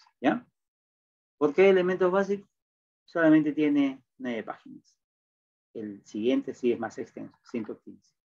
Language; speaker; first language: Spanish; native; Spanish